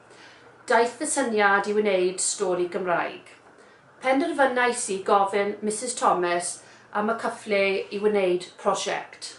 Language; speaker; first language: Welsh; non-native, learner; English